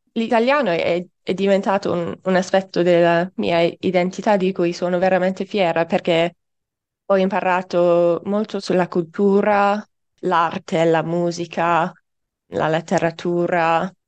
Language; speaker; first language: Italian; non-native, fluent; English